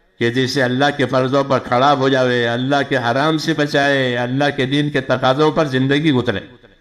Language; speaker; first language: Urdu; non-native, local second language; Gujarati